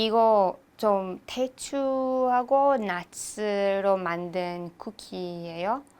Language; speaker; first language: Korean; non-native, learner; Hebrew